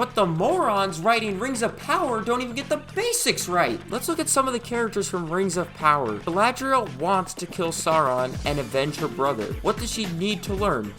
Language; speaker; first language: English; native; English